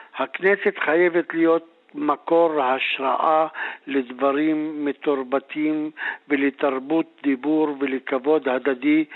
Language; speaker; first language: Hebrew; non-native, local second language; Arabic